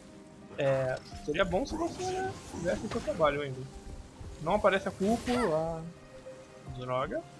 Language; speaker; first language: Portuguese; native; Portuguese